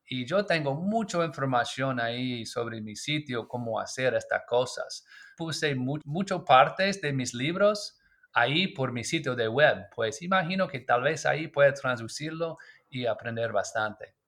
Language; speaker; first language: Spanish; non-native, learner; English